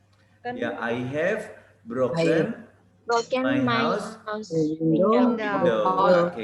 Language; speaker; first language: English; non-native, fluent; Indonesian